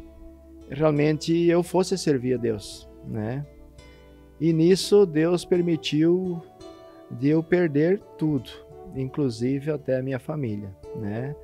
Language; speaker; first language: Portuguese; native; Portuguese